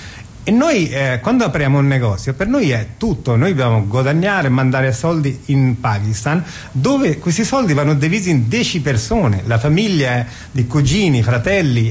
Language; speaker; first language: Italian; non-native, fluent; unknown